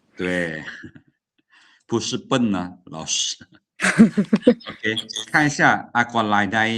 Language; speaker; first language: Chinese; non-native, fluent; Lao